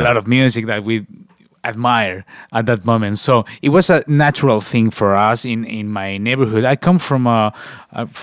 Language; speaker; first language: English; non-native, fluent; Spanish